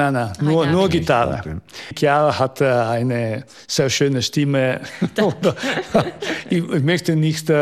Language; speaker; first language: German; non-native, fluent; Italian